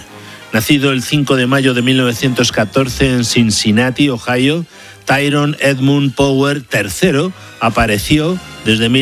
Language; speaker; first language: Spanish; native; Spanish